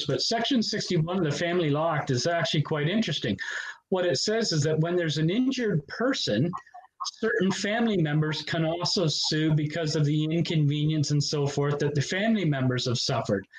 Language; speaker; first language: English; native; English